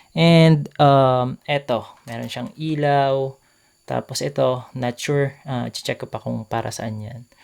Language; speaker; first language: Filipino; native; Filipino